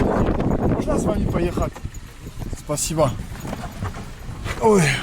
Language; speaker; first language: Russian; non-native, learner; French